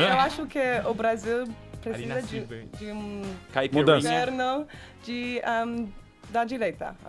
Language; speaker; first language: Portuguese; non-native, fluent; English